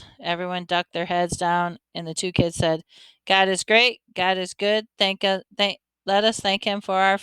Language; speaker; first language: English; native; English